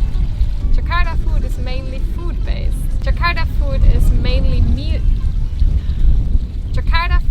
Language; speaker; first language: English; non-native, fluent; German